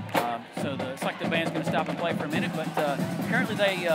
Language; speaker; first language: English; native; English